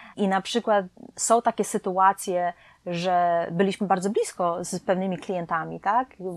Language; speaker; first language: Polish; native; Polish